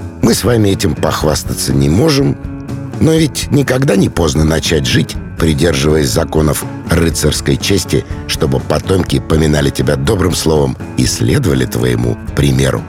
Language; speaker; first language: Russian; native; Russian